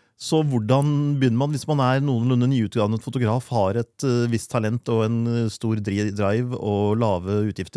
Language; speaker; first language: Norwegian; native; Norwegian